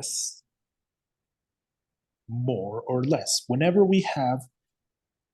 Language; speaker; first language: English; non-native, fluent; Spanish